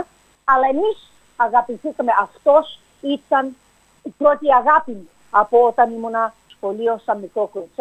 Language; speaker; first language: Greek; early bilingual, heritage; English